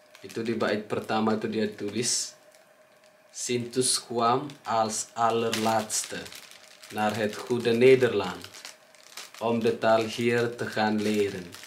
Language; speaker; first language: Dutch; non-native, learner; Indonesian